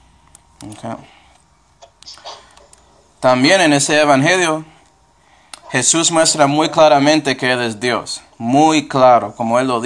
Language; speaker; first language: Spanish; non-native, fluent; English